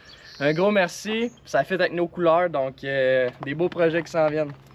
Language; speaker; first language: French; native; French